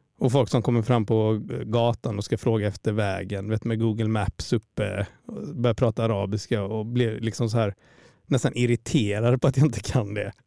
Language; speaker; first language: Swedish; native; Swedish